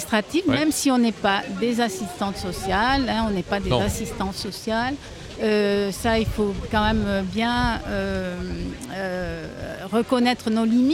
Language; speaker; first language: French; native; French